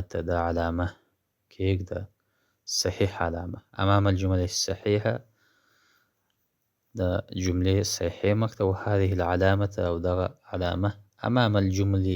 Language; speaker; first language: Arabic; non-native, fluent; Pashto